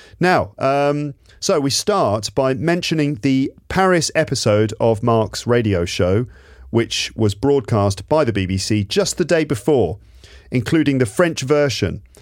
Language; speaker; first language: English; native; English